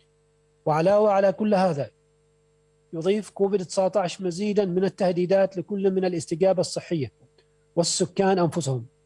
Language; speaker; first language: Arabic; native; Arabic